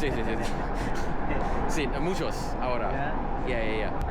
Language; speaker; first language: Spanish; non-native, learner; English